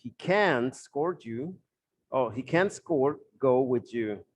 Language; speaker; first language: English; non-native, fluent; Spanish